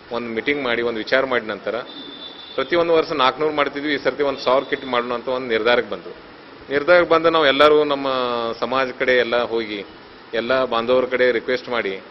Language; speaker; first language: Kannada; non-native, local second language; Urdu